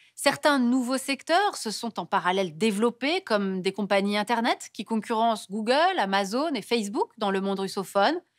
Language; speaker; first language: French; native; French